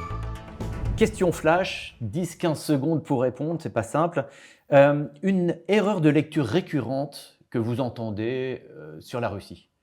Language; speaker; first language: French; native; French